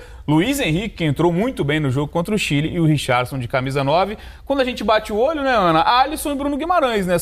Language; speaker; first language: Portuguese; native; Portuguese